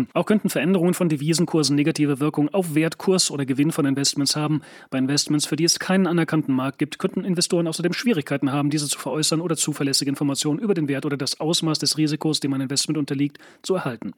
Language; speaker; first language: German; native; German